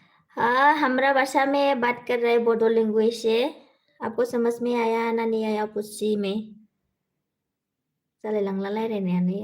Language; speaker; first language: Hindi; non-native, local second language; Bodo